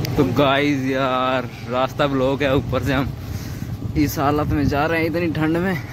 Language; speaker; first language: Hindi; native; Hindi